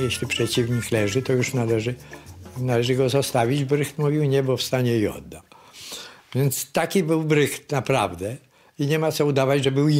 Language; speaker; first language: Polish; native; Polish